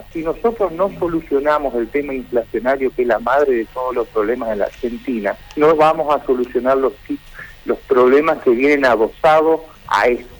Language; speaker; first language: Spanish; native; Spanish